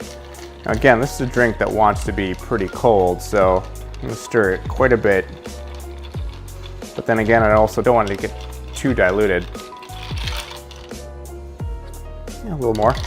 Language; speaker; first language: English; native; English